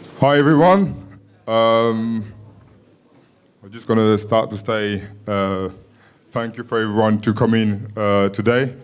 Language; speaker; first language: English; non-native, fluent; French